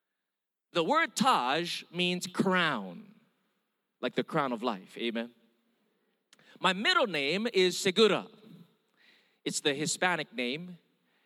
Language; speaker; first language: English; early bilingual, other home language; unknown